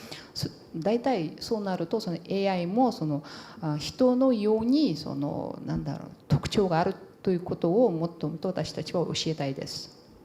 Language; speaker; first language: Japanese; non-native, fluent; Portuguese